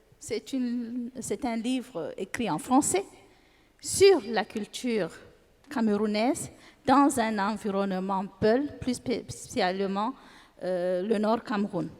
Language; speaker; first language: French; non-native, local second language; Fula